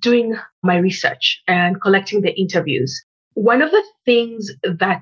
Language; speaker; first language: English; native; English